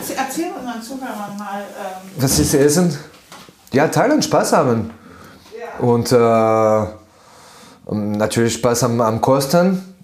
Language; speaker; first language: German; non-native, fluent; French